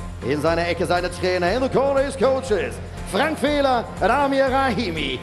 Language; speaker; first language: English; non-native, fluent; German